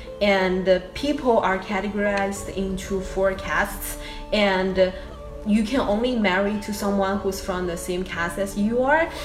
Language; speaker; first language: English; non-native, fluent; Chinese